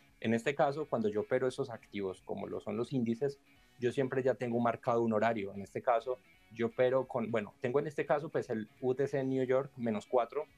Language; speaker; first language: Spanish; native; Spanish